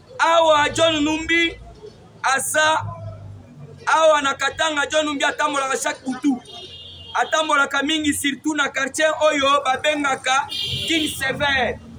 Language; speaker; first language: Lingala; non-native, local second language; Kituba (Democratic Republic of Congo)